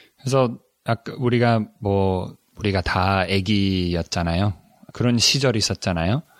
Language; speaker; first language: Korean; non-native, learner; English